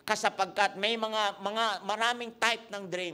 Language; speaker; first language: Filipino; native; Filipino